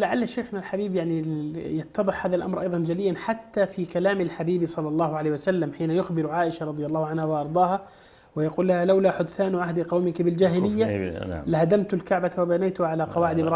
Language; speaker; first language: Arabic; native; Arabic